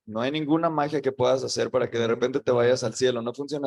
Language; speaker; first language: Spanish; native; Spanish